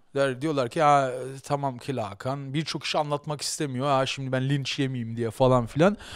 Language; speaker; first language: Turkish; early bilingual, heritage; Turkish